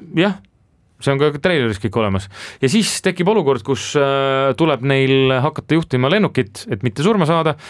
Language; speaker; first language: Estonian; native; Estonian